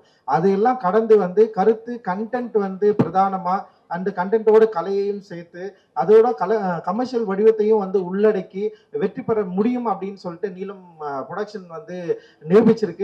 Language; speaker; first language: Tamil; native; Tamil